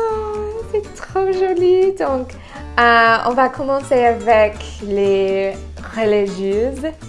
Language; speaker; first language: French; non-native, fluent; English